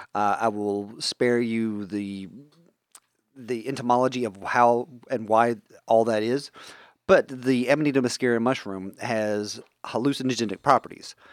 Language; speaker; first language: English; native; English